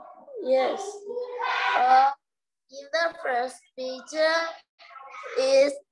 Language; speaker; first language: English; non-native, learner; Vietnamese